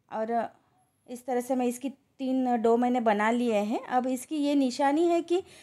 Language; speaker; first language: Hindi; non-native, local second language; Marathi